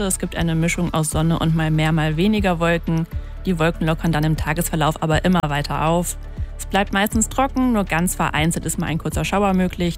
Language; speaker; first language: German; native; German